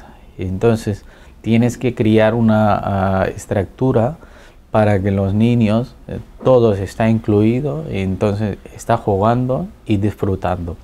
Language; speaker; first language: Spanish; non-native, learner; Urdu